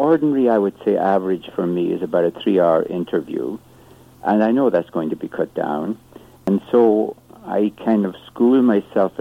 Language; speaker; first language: English; native; English